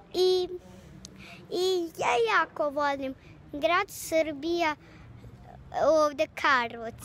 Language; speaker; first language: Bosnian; early bilingual, other home language; Russian